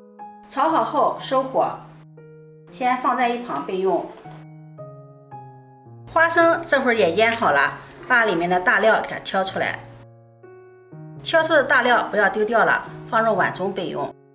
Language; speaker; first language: Chinese; native; Chinese